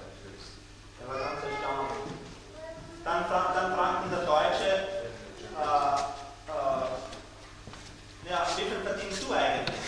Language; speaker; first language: German; non-native, learner; Czech